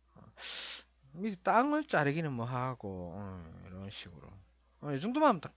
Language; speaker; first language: Korean; native; Korean